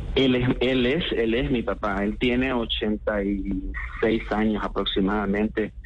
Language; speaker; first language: Spanish; native; Spanish